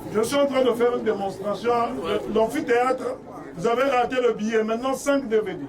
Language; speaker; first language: French; non-native, local second language; Kongo